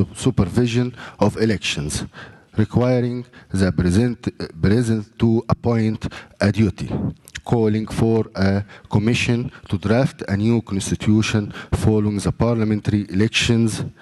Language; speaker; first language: English; non-native, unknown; Arabic